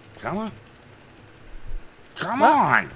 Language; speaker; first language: English; native; English